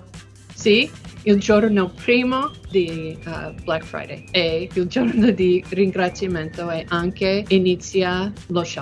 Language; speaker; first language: Italian; non-native, learner; English